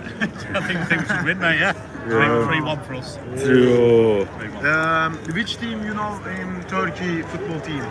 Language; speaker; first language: English; non-native, learner; Turkish